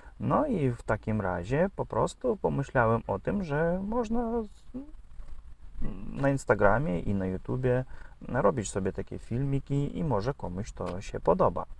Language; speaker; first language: Polish; non-native, learner; Russian